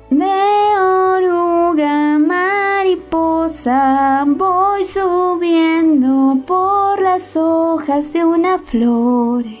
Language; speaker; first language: Spanish; native; Spanish